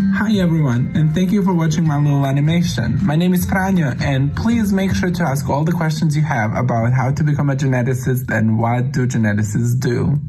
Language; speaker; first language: English; non-native, fluent; Bosnian